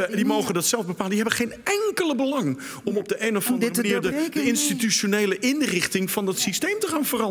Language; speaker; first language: Dutch; native; Dutch